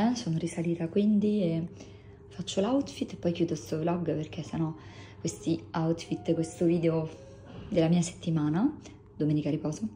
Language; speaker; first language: Italian; native; Italian